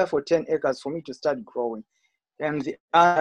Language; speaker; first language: English; non-native, local second language; Shona